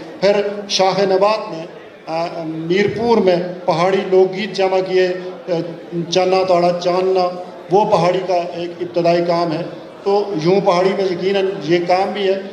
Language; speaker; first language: Urdu; non-native, local second language; Pahari-Potwari